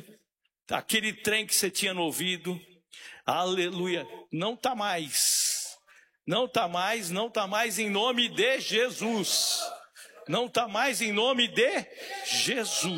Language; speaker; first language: Portuguese; native; Portuguese